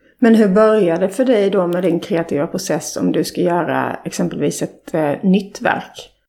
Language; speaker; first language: Swedish; native; Swedish